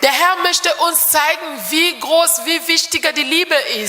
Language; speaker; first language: German; non-native, fluent; French